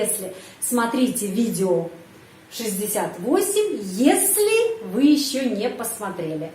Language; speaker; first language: Russian; non-native, fluent; Indonesian